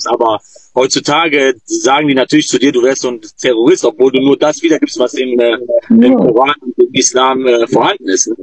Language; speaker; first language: German; native; German